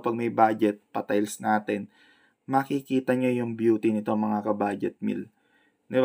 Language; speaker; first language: Filipino; native; Filipino